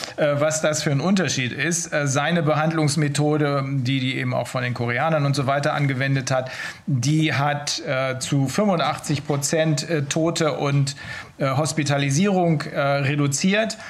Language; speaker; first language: German; native; German